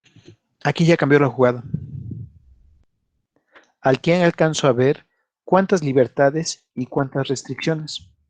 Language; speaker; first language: Spanish; native; Spanish